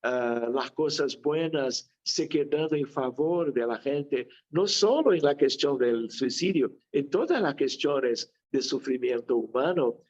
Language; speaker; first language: Spanish; non-native, fluent; Portuguese